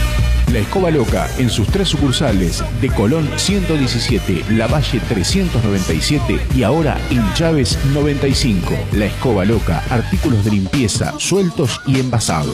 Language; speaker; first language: Spanish; native; Spanish